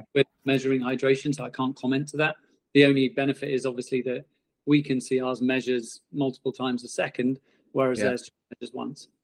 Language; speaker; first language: English; native; English